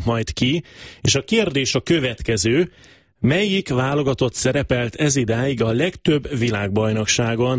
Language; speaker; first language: Hungarian; native; Hungarian